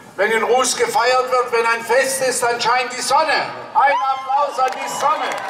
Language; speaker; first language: German; native; German